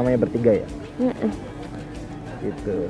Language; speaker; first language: Indonesian; native; Indonesian